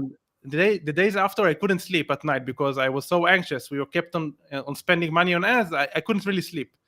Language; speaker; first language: English; non-native, fluent; Hebrew